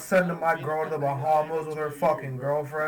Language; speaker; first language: English; native; English